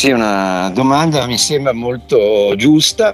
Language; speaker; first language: Italian; native; Italian